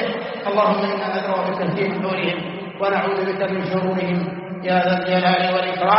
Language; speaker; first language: Arabic; native; Arabic